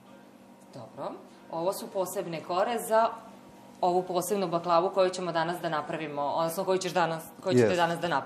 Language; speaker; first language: Serbian; native; Serbian